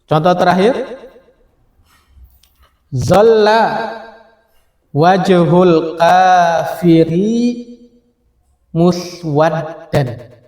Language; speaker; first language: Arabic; non-native, fluent; Indonesian